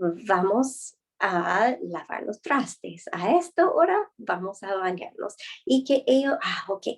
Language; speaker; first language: Spanish; non-native, fluent; English